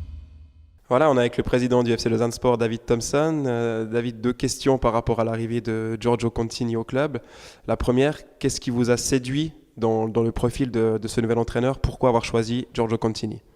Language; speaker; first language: French; native; French